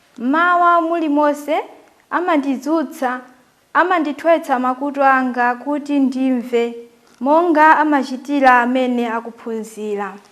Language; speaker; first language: Nyanja; native; Nyanja